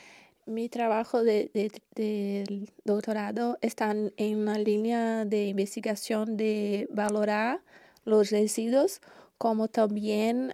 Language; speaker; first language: Spanish; non-native, learner; Portuguese